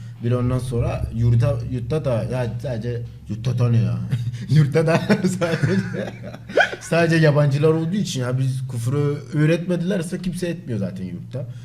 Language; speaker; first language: Turkish; non-native, fluent; Akan